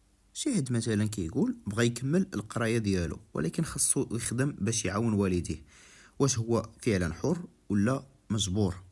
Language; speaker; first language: Arabic; native; Arabic